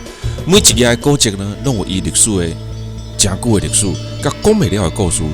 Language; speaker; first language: Chinese; native; Chinese